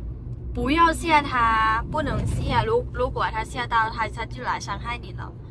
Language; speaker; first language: Chinese; non-native, learner; Thai